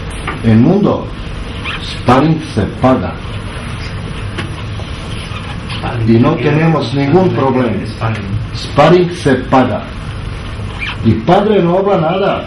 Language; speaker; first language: Spanish; non-native, learner; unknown